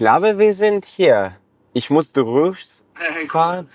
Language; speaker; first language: German; non-native, learner; Hebrew